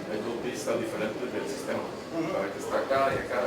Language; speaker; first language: Spanish; native; Spanish